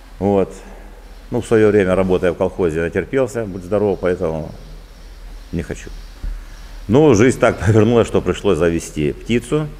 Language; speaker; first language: Russian; native; Russian